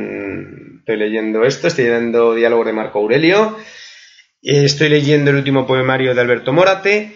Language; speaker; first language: Spanish; native; Spanish